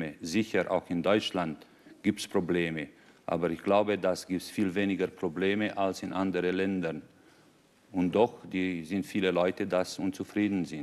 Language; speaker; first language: German; non-native, fluent; Romanian